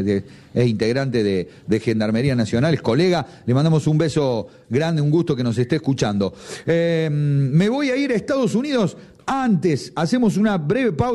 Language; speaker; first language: Spanish; native; Spanish